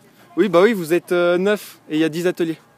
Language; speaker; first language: French; native; French